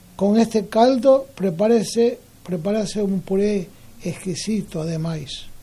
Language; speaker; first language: Galician; early bilingual, heritage; Galician